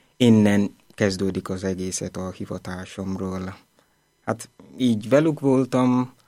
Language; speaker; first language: Hungarian; non-native, learner; Igbo